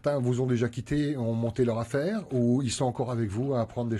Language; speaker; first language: French; native; French